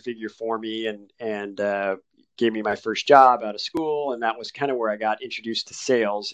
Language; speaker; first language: English; native; English